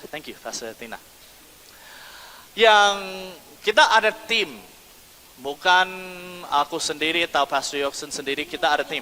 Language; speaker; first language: Indonesian; non-native, fluent; English